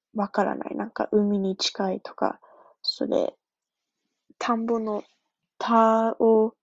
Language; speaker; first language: Japanese; early bilingual, heritage; Japanese